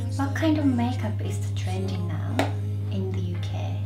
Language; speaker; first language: English; non-native, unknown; Japanese